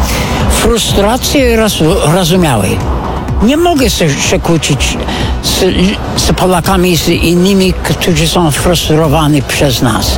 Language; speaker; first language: Polish; non-native, fluent; English